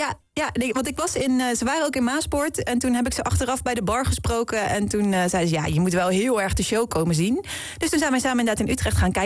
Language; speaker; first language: Dutch; native; Dutch